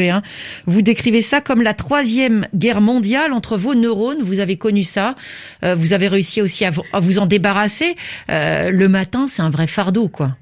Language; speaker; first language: French; native; French